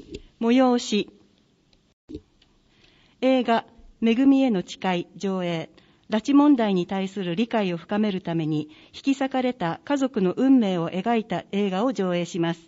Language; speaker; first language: Japanese; native; Japanese